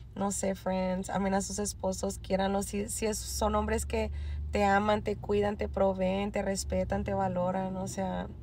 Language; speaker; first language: Spanish; native; Spanish